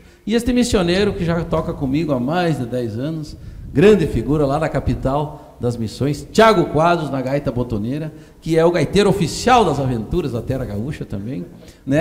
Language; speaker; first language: Portuguese; native; Portuguese